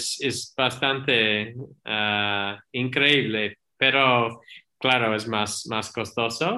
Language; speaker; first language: Spanish; non-native, learner; English